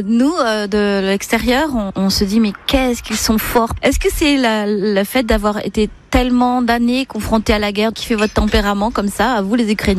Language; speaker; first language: French; native; French